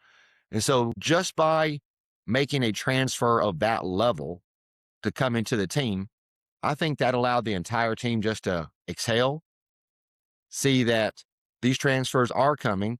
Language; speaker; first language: English; native; English